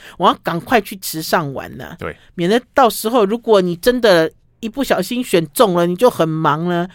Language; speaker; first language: Chinese; native; Chinese